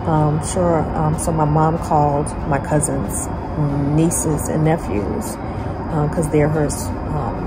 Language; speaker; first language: English; native; English